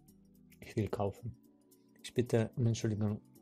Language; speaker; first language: German; non-native, learner; Ukrainian